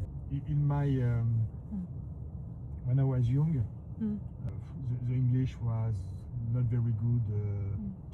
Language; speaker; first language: English; non-native, learner; French